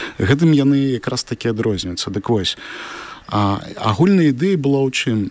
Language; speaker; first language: Belarusian; non-native, local second language; Russian